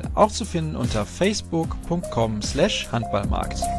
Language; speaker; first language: German; native; German